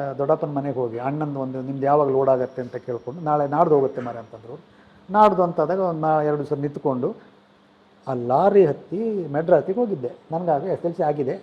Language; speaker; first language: Kannada; native; Kannada